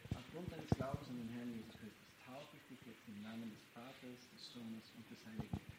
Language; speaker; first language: German; native; German